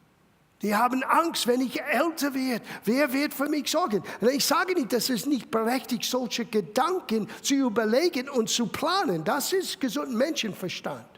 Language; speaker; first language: German; non-native, fluent; English